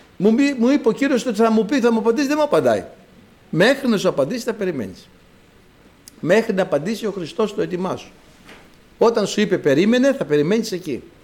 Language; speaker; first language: Greek; native; Greek